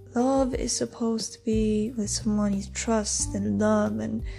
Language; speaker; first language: English; non-native, fluent; Icelandic